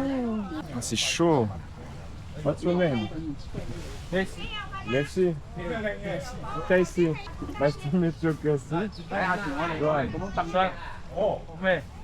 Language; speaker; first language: English; non-native, learner; French